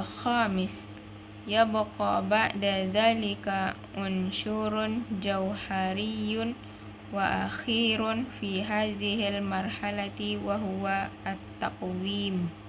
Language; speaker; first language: Arabic; non-native, learner; Indonesian